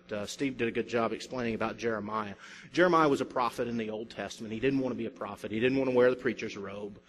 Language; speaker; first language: English; native; English